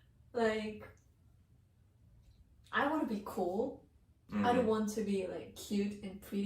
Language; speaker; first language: English; non-native, learner; Japanese